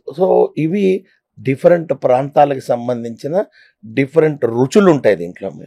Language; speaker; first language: Telugu; native; Telugu